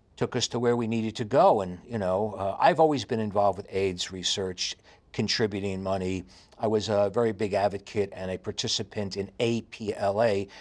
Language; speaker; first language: English; native; English